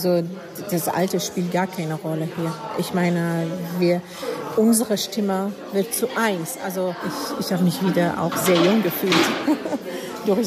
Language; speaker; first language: German; non-native, fluent; Arabic